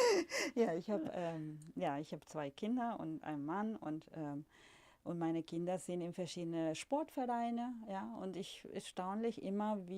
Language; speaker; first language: German; non-native, fluent; Spanish